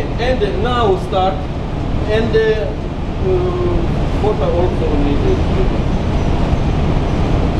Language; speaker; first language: English; non-native, learner; Russian